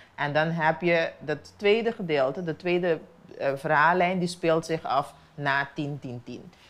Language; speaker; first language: Dutch; non-native, local second language; Papiamento